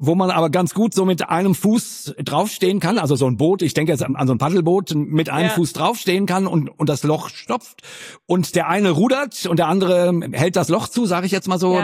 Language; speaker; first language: German; native; German